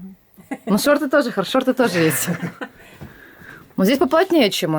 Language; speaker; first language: Russian; native; Russian